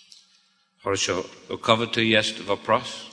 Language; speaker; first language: Russian; non-native, fluent; English